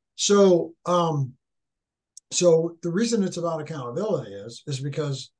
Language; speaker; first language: English; native; English